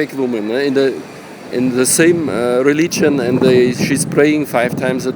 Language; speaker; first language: English; non-native, learner; German